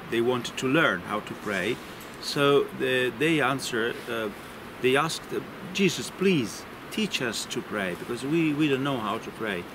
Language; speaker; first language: English; non-native, fluent; Italian